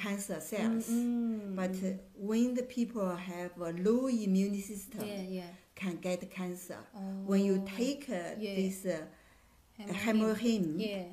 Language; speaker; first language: English; non-native, learner; Chinese